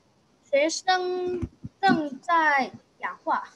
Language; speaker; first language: Chinese; non-native, learner; Indonesian